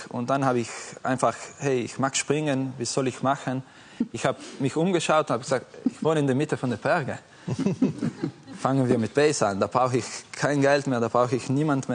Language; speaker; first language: German; non-native, fluent; Italian